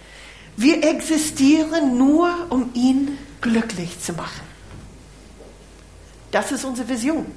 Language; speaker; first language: German; non-native, fluent; English